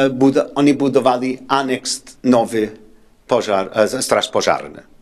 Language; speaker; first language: Polish; non-native, learner; English